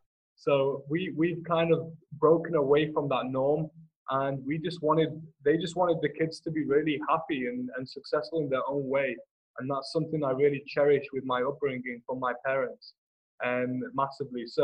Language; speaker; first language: English; native; English